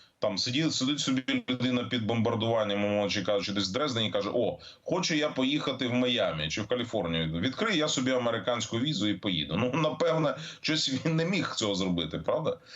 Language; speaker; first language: Ukrainian; native; Ukrainian